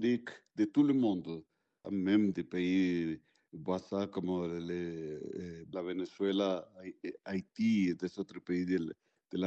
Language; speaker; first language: French; non-native, fluent; Spanish